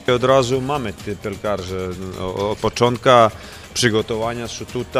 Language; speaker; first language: Polish; non-native, fluent; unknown